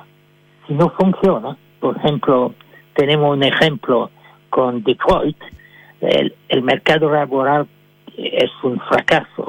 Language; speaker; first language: Spanish; non-native, fluent; French